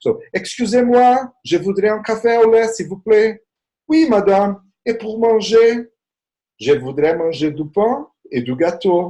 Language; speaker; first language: French; non-native, fluent; Portuguese